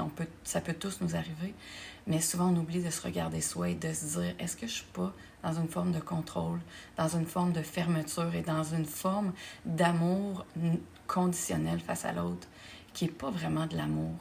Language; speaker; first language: French; native; French